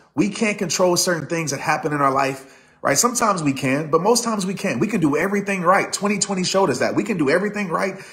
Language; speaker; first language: English; native; English